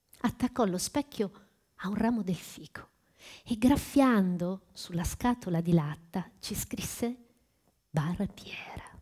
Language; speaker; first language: Italian; native; Italian